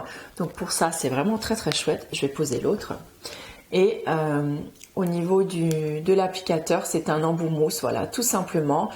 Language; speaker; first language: French; native; French